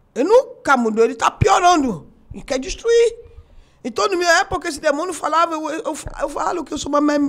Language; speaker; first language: Portuguese; non-native, fluent; Yoruba